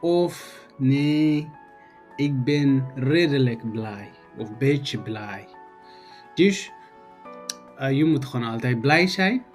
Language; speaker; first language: Dutch; non-native, fluent; Tigrinya